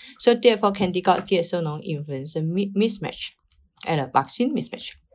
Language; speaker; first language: Danish; non-native, fluent; Chinese